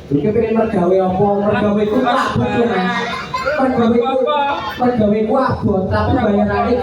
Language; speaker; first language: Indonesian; non-native, local second language; Javanese